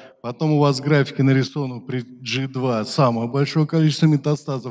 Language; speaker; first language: Russian; native; Russian